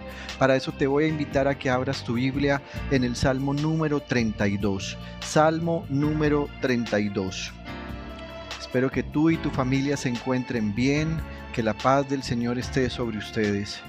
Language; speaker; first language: Spanish; native; Spanish